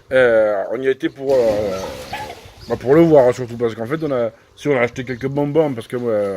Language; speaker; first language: French; native; French